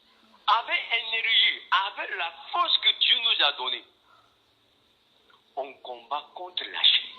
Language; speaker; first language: French; non-native, fluent; Korean